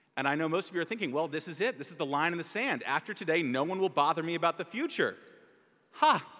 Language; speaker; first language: English; native; English